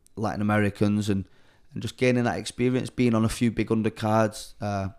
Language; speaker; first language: English; native; English